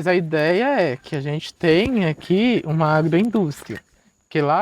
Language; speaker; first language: Portuguese; native; Portuguese